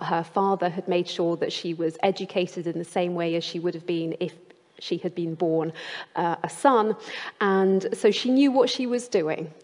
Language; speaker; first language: English; native; English